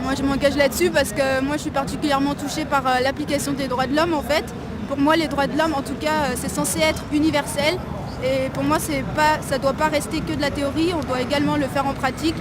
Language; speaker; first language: French; native; French